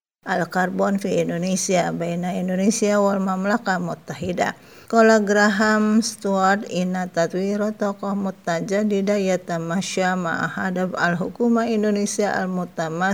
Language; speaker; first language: Arabic; non-native, learner; Indonesian